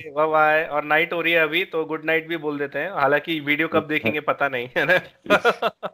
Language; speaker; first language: Hindi; native; Hindi